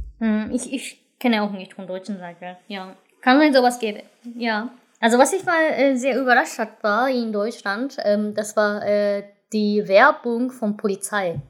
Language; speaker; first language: German; non-native, fluent; Japanese